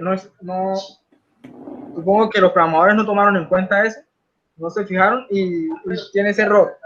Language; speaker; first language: Spanish; native; Spanish